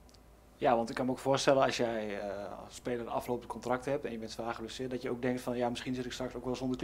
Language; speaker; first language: Dutch; native; Dutch